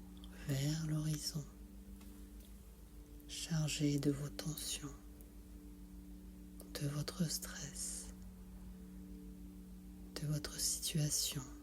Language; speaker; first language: French; native; French